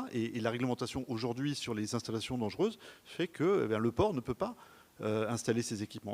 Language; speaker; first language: French; native; French